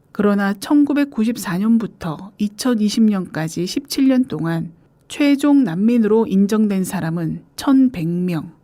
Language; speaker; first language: Korean; native; Korean